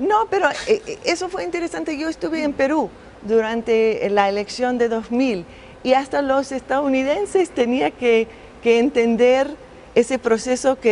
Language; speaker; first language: Spanish; non-native, fluent; English